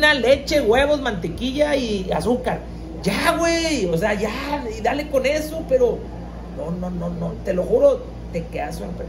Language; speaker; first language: Spanish; native; Spanish